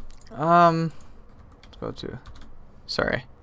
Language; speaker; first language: English; native; English